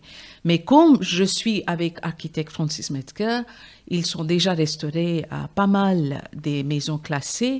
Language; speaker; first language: French; non-native, fluent; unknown